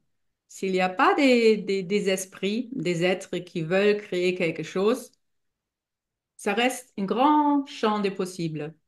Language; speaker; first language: French; non-native, fluent; German